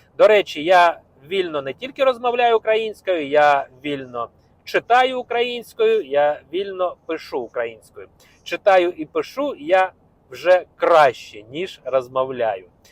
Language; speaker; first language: Ukrainian; non-native, local second language; Russian